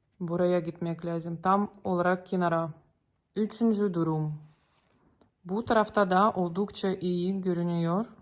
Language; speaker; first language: Turkish; non-native, learner; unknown